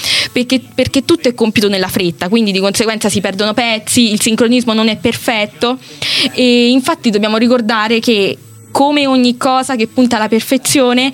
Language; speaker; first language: Italian; native; Italian